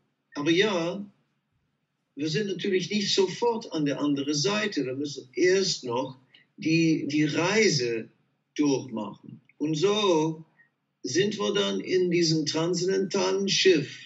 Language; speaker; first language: German; non-native, fluent; Dutch